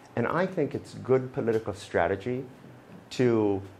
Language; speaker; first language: English; native; English